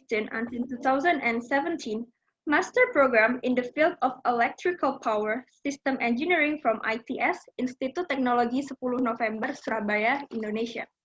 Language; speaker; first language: English; non-native, fluent; Indonesian